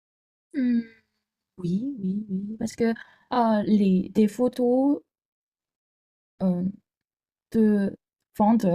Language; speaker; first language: French; non-native, learner; Chinese